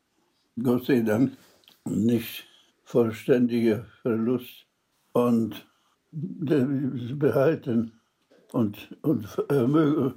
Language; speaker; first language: German; non-native, fluent; Polish